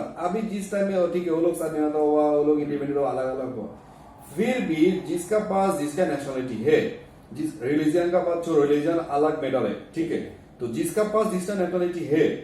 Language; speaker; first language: Hindi; non-native, learner; Bangla